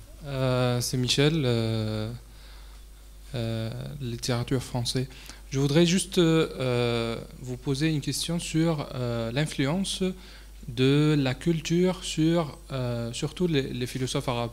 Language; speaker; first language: French; non-native, fluent; Arabic